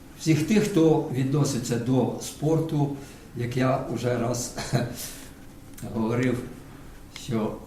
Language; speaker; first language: Ukrainian; non-native, local second language; Russian